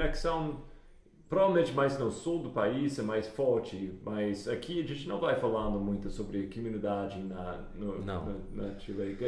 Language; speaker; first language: Portuguese; non-native, fluent; English